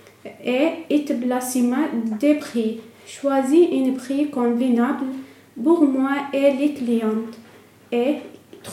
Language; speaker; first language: French; non-native, learner; Arabic